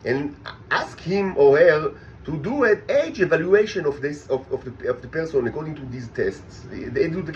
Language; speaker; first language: English; non-native, fluent; Hebrew